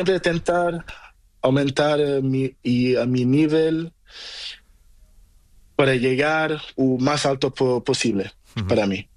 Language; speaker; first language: Spanish; non-native, learner; Portuguese